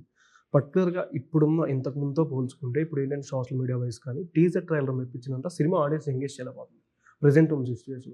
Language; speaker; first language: Telugu; native; Telugu